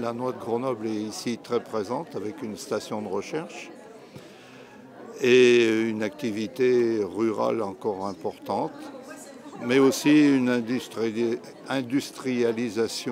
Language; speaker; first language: French; native; French